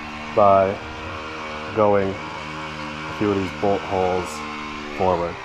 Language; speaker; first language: English; native; English